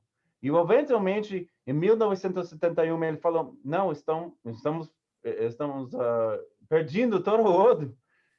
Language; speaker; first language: Portuguese; non-native, learner; English